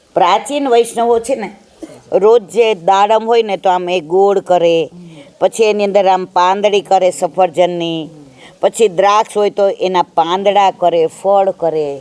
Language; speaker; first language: Gujarati; native; Gujarati